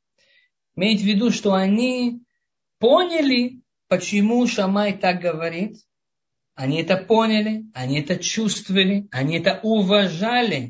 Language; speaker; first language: Russian; early bilingual, heritage; Russian